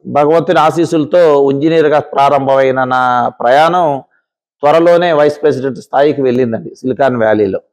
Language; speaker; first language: Telugu; native; Telugu